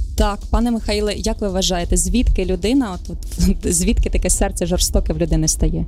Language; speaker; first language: Ukrainian; native; Ukrainian